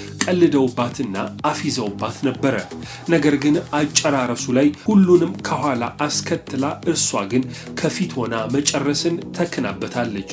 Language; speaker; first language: Amharic; native; Amharic